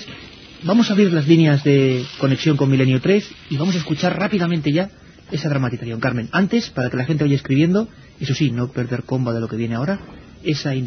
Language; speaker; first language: Spanish; native; Spanish